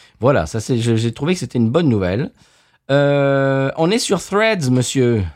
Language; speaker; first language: French; native; French